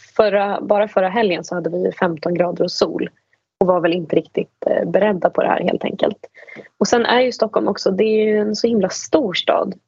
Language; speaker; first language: Swedish; native; Swedish